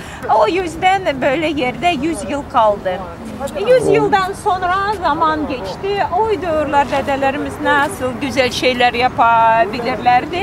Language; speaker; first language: Turkish; non-native, fluent; Russian